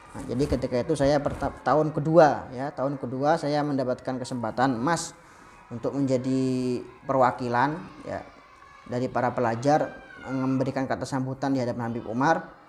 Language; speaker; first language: Indonesian; non-native, local second language; Madurese